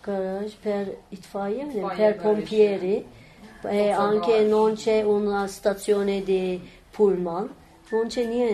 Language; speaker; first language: Italian; non-native, learner; Turkish